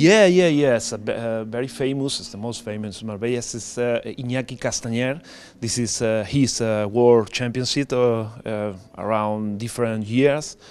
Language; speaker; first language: English; non-native, learner; Spanish